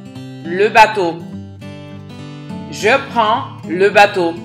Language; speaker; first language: French; non-native, fluent; English